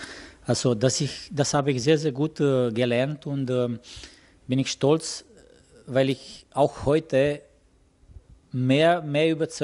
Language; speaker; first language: German; non-native, fluent; Romanian